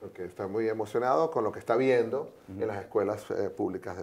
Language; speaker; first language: Spanish; native; Spanish